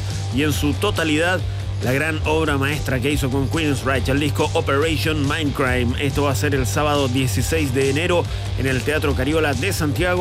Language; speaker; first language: Spanish; native; Spanish